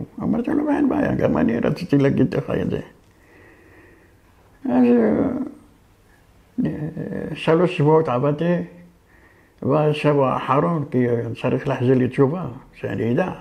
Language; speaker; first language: Hebrew; early bilingual, other home language; Arabic